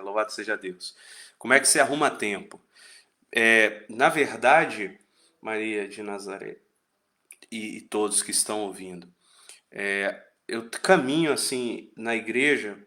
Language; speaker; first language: Portuguese; native; Portuguese